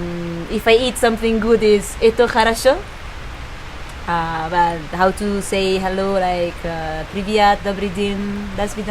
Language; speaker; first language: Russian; non-native, learner; Italian